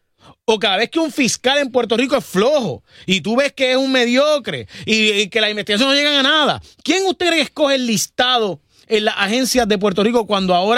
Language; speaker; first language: Spanish; native; Spanish